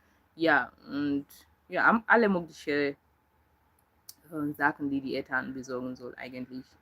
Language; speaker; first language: German; non-native, learner; Yoruba